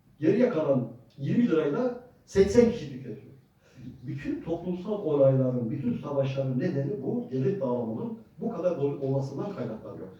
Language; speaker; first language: Turkish; native; Turkish